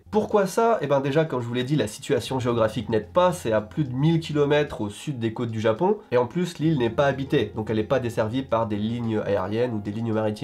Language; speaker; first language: French; native; French